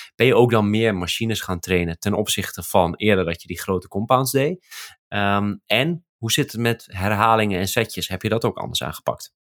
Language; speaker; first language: Dutch; native; Dutch